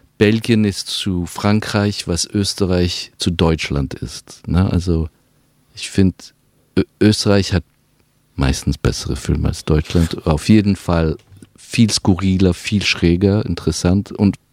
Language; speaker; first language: German; non-native, fluent; French